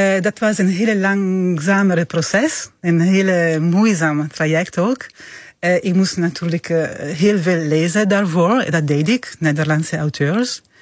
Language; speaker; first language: Dutch; non-native, fluent; Italian